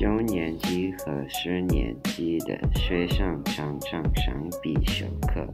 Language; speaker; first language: Chinese; non-native, learner; English